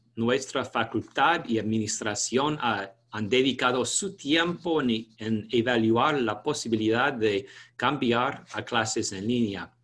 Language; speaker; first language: Spanish; non-native, fluent; English